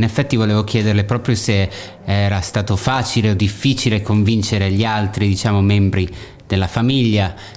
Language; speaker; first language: Italian; native; Italian